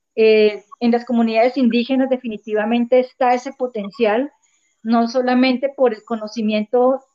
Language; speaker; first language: Spanish; native; Spanish